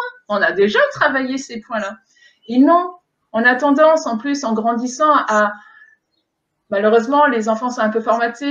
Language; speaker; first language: French; native; French